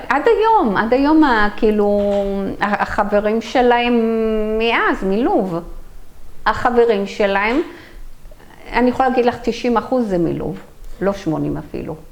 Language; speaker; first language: Hebrew; early bilingual, other home language; Arabic